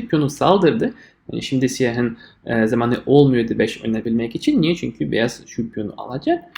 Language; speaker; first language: Turkish; non-native, fluent; Russian